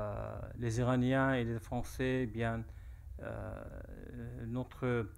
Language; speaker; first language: French; non-native, fluent; Persian